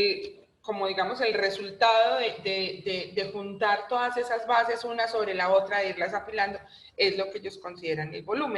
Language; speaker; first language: Spanish; native; Spanish